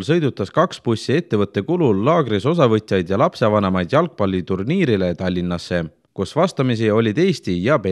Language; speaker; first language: Estonian; native; Estonian